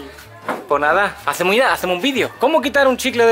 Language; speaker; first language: Spanish; native; Spanish